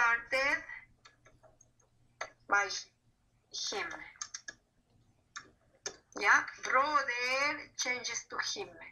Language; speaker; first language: English; non-native, fluent; Spanish